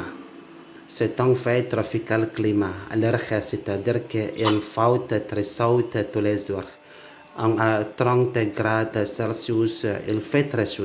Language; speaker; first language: French; non-native, learner; Indonesian